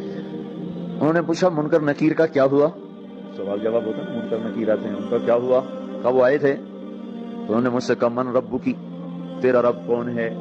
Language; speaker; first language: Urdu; non-native, local second language; Punjabi